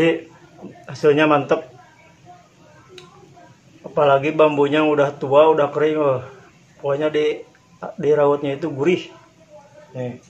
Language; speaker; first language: Indonesian; native; Indonesian